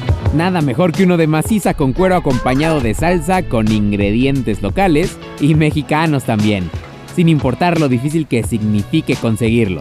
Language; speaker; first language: Spanish; native; Spanish